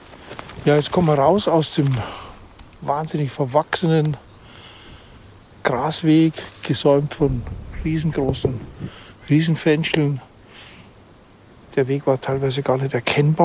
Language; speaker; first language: German; native; German